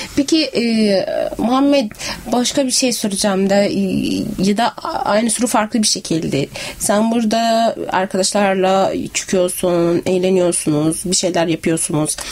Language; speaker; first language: Turkish; native; Turkish